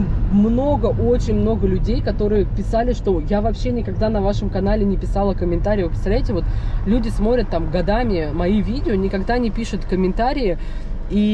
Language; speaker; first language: Russian; native; Russian